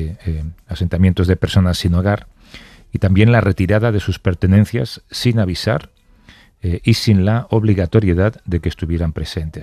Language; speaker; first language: Spanish; native; Spanish